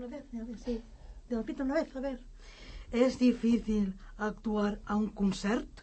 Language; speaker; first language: Spanish; non-native, local second language; Catalan